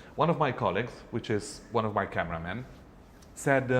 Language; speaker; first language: English; non-native, fluent; Romanian